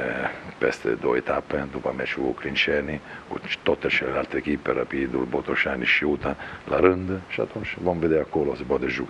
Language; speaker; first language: Romanian; non-native, fluent; Italian